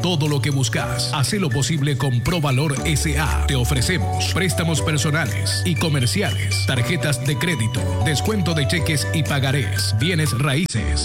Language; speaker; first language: Spanish; native; Spanish